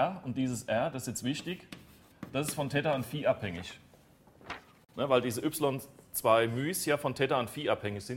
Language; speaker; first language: German; native; German